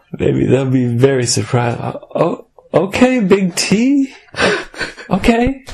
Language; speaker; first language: English; native; English